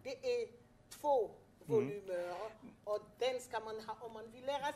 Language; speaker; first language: Swedish; non-native, fluent; French